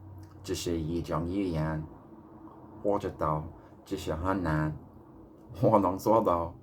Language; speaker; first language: Chinese; non-native, learner; English